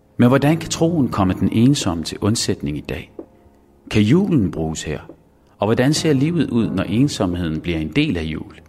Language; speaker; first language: Danish; early bilingual, other home language; Arabic